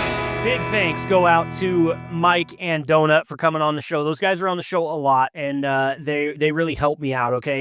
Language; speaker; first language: English; native; English